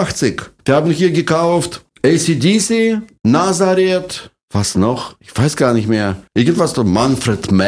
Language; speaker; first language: German; non-native, fluent; Russian